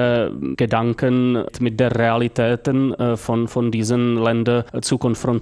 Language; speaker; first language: German; non-native, fluent; Czech